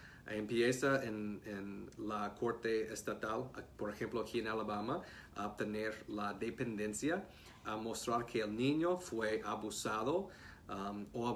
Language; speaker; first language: Spanish; non-native, fluent; English